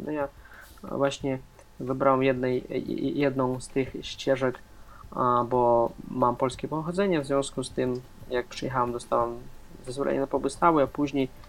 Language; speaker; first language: Polish; non-native, fluent; Russian